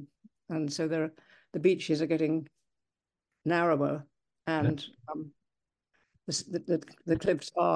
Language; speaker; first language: English; native; English